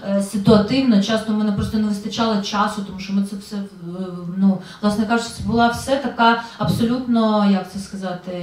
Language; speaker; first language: Ukrainian; native; Ukrainian